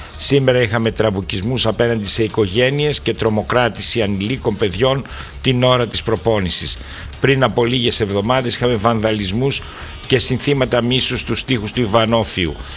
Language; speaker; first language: Greek; native; Greek